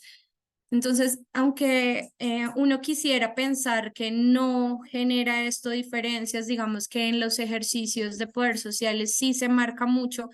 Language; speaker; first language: Spanish; native; Spanish